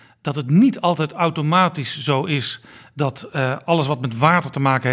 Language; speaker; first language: Dutch; native; Dutch